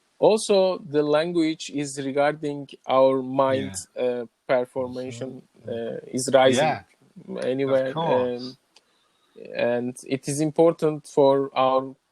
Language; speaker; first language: English; non-native, learner; Turkish